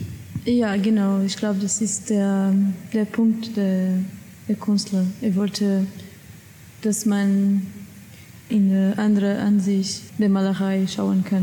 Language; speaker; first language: German; non-native, learner; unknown